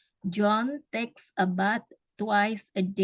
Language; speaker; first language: English; non-native, fluent; Indonesian